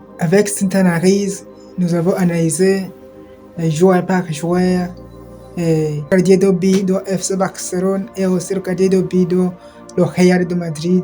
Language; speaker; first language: French; non-native, local second language; Kinyarwanda